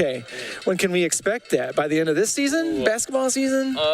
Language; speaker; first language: English; native; English